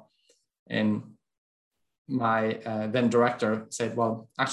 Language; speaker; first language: English; non-native, fluent; Persian